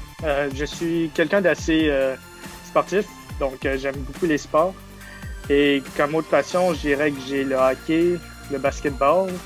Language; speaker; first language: French; early bilingual, other home language; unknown